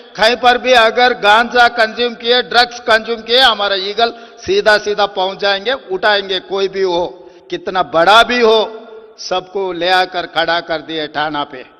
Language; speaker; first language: Hindi; non-native, local second language; Telugu